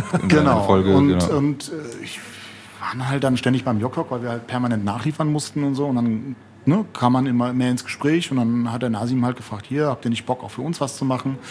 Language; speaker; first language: German; native; German